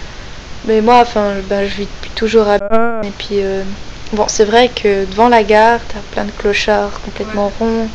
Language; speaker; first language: French; native; French